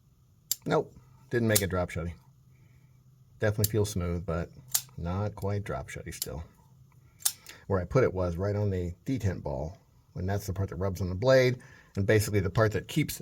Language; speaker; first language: English; native; English